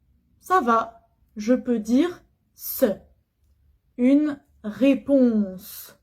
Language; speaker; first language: French; non-native, fluent; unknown